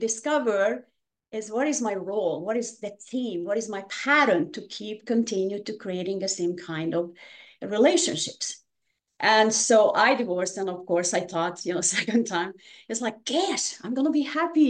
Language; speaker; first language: English; non-native, fluent; Hungarian